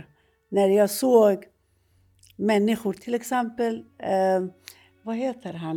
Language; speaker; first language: Swedish; non-native, fluent; Persian